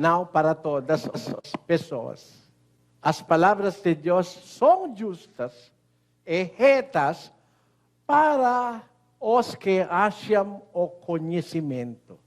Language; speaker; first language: Portuguese; non-native, learner; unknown